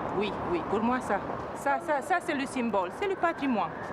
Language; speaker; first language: French; non-native, learner; Romanian